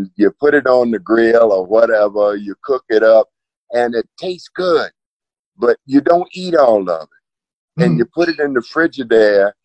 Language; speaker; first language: English; native; English